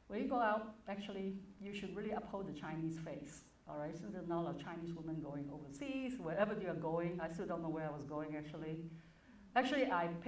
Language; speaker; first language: English; non-native, local second language; Cantonese